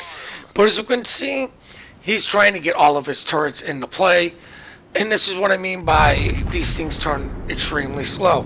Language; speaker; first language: English; native; English